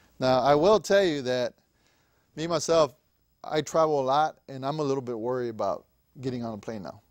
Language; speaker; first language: English; native; English